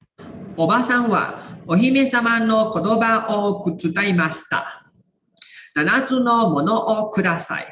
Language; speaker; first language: Japanese; non-native, learner; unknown